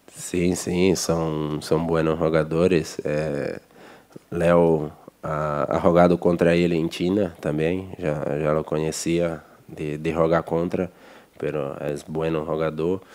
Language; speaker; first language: Spanish; non-native, learner; Portuguese